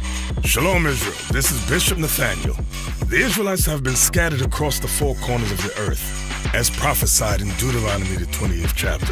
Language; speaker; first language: English; native; English